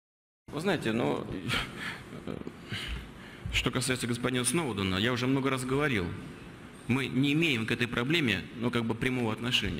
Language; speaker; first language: Russian; native; Russian